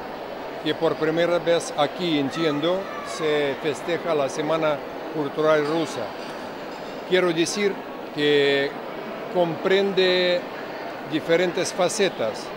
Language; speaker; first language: Spanish; non-native, fluent; Russian